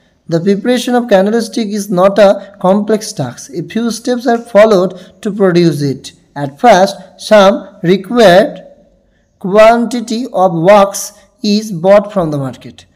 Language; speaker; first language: English; non-native, local second language; Bangla